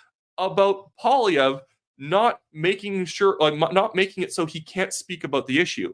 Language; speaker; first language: English; native; English